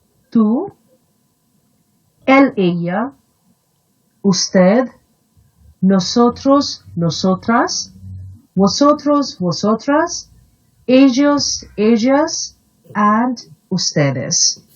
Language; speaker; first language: Spanish; non-native, fluent; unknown